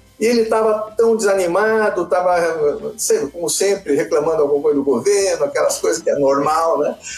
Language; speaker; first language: Portuguese; early bilingual, other home language; Italian